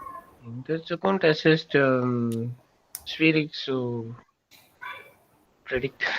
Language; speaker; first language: German; non-native, learner; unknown